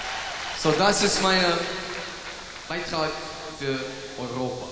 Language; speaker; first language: German; non-native, learner; English